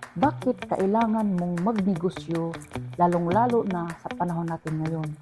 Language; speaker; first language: Filipino; non-native, local second language; Cebuano